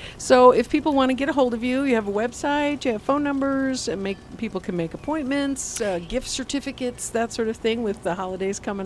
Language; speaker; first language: English; native; English